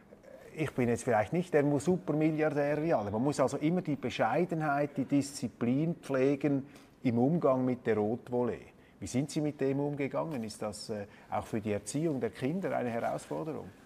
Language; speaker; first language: German; native; German